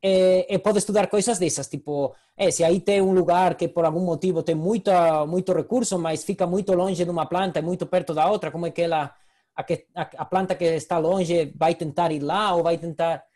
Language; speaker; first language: Portuguese; non-native, fluent; Spanish